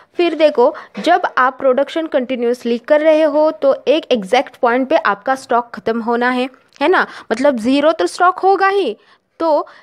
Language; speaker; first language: Hindi; non-native, local second language; Marathi